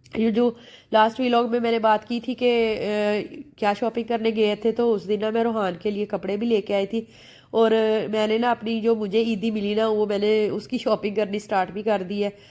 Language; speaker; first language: Urdu; native; Urdu